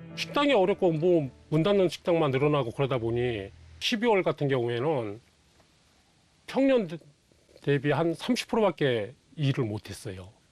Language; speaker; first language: Korean; native; Korean